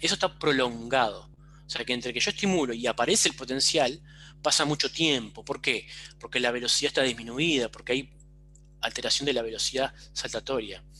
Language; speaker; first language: Spanish; native; Spanish